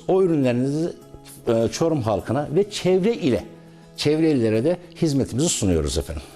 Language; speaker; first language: Turkish; native; Turkish